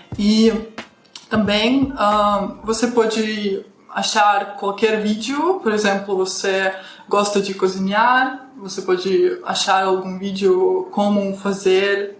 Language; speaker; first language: Portuguese; non-native, fluent; Russian